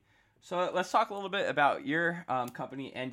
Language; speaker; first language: English; native; English